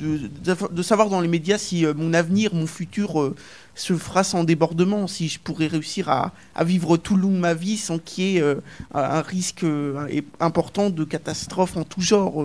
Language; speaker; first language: French; native; French